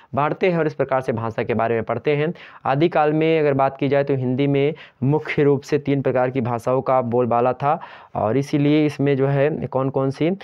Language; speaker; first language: Hindi; native; Hindi